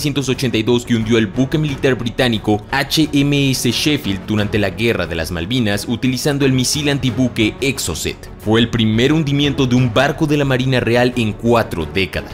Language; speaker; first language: Spanish; native; Spanish